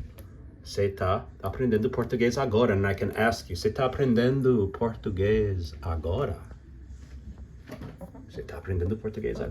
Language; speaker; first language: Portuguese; non-native, fluent; English